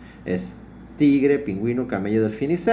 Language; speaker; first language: Spanish; native; Spanish